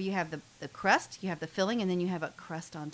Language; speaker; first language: English; native; English